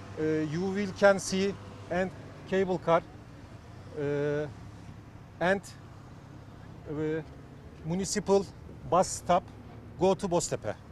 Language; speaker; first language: English; non-native, learner; Turkish